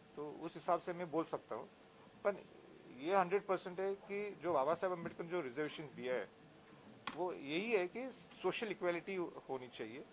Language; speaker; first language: Hindi; non-native, local second language; Marathi